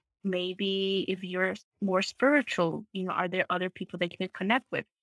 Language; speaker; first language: English; non-native, fluent; Spanish